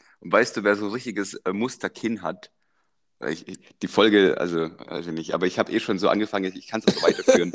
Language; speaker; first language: German; early bilingual, other home language; Croatian